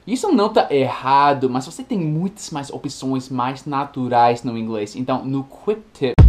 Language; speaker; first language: Portuguese; non-native, fluent; English